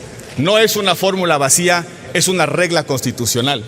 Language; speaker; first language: Spanish; native; Spanish